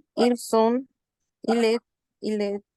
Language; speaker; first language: French; non-native, learner; Spanish